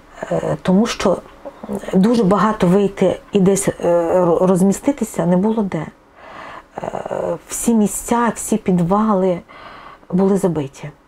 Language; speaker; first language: Ukrainian; non-native, local second language; Russian